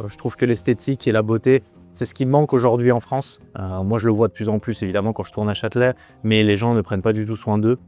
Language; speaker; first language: French; native; French